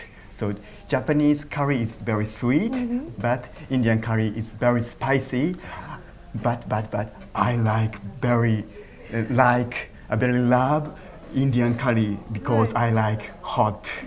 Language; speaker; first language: English; non-native, learner; Japanese